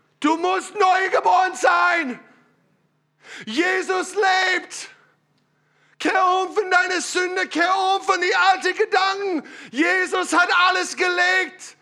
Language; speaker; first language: German; non-native, learner; English